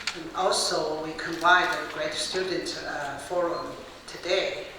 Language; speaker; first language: English; non-native, fluent; Chinese